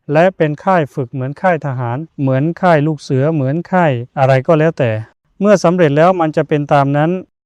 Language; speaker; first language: Thai; native; Thai